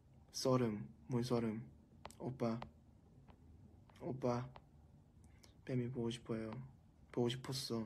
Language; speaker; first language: Korean; non-native, fluent; Thai